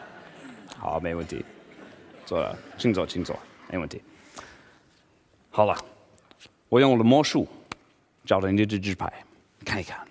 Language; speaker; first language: Chinese; non-native, learner; English